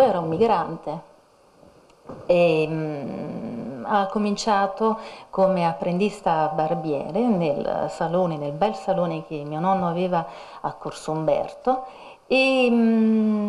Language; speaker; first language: Italian; native; Italian